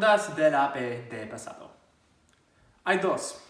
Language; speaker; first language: Spanish; non-native, learner; English